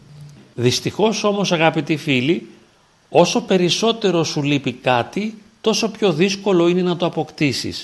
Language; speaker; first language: Greek; native; Greek